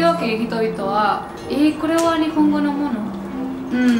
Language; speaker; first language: Japanese; non-native, learner; Spanish